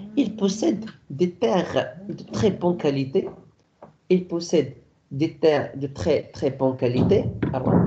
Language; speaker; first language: French; non-native, local second language; Arabic